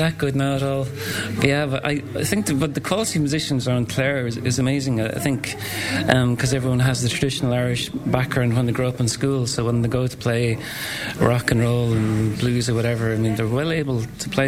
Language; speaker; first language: English; native; English